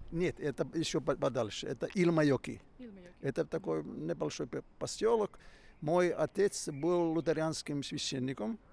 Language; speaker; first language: Russian; non-native, fluent; Finnish